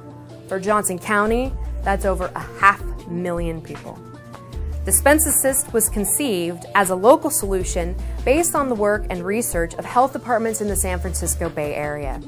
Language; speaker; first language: English; native; English